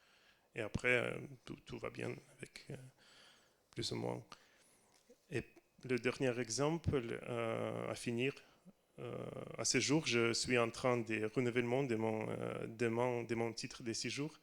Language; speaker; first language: French; non-native, learner; Russian